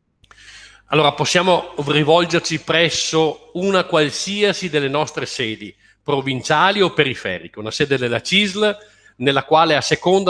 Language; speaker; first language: Italian; native; Italian